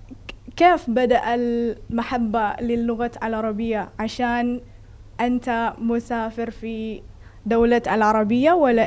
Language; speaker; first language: Arabic; non-native, fluent; Indonesian